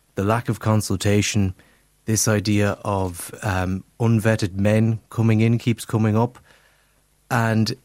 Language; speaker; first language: English; native; English